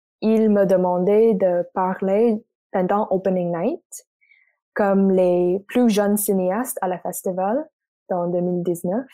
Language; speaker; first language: French; non-native, local second language; English